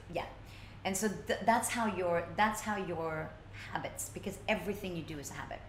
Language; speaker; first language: English; early bilingual, other home language; Swedish